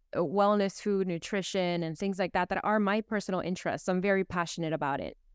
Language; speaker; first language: English; early bilingual, other home language; Spanish